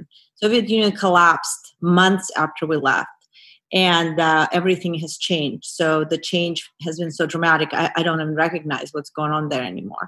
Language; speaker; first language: English; non-native, fluent; Azerbaijani